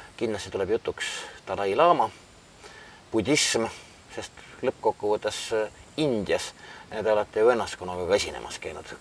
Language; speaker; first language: Estonian; native; Estonian